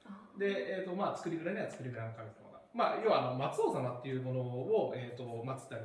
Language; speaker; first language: Japanese; native; Japanese